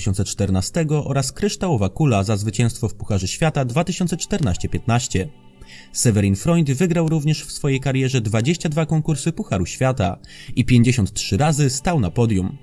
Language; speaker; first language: Polish; native; Polish